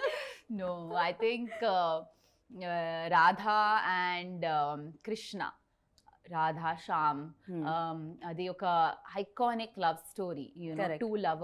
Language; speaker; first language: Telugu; non-native, learner; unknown